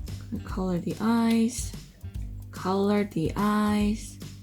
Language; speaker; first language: English; non-native, fluent; Korean